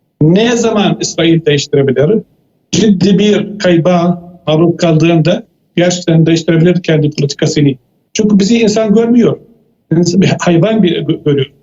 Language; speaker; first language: Turkish; non-native, fluent; Arabic